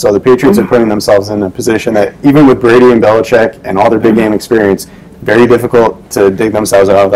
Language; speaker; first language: English; native; English